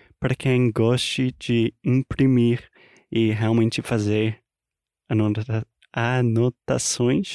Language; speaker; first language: Portuguese; non-native, fluent; English